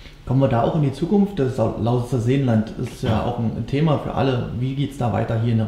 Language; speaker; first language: German; native; German